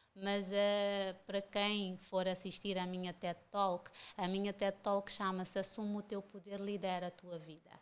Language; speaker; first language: Portuguese; non-native, local second language; Kabuverdianu